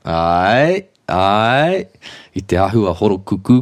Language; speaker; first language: Māori; non-native, local second language; English